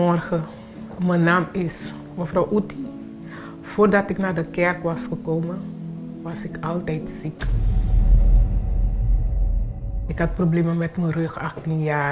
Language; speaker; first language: Dutch; non-native, local second language; Papiamento